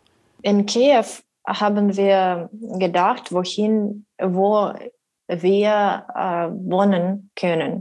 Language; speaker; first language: German; non-native, learner; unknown